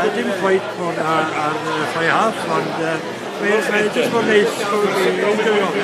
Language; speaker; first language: Welsh; native; Welsh